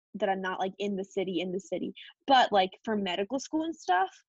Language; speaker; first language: English; native; English